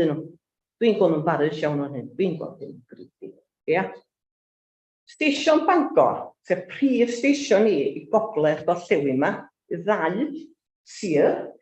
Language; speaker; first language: Welsh; native; Welsh